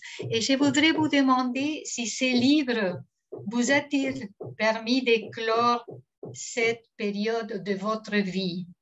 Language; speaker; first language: French; non-native, fluent; Spanish